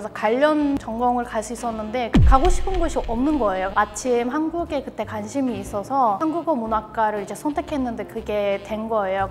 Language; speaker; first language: Korean; non-native, fluent; Turkish